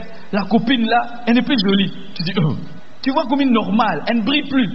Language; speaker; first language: French; non-native, local second language; Lingala